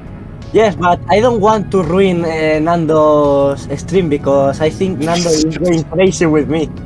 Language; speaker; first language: English; non-native, learner; Spanish